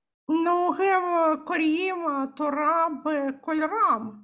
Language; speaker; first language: Hebrew; non-native, fluent; Russian